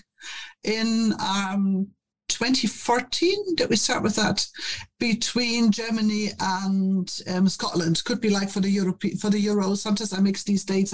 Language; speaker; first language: English; non-native, fluent; German